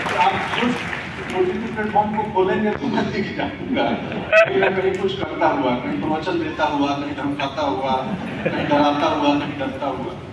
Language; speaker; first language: Hindi; native; Hindi